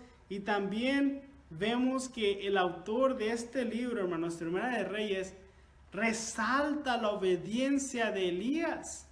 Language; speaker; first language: Spanish; native; Spanish